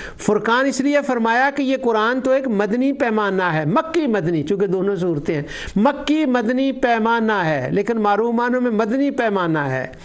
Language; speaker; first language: Urdu; non-native, local second language; Punjabi